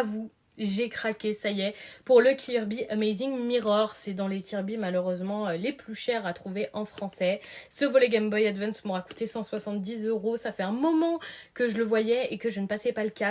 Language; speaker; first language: French; native; French